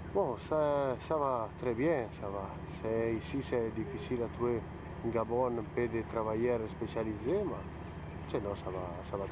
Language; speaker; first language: French; non-native, fluent; Italian